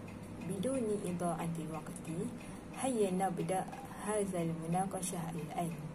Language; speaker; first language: Arabic; non-native, learner; Malay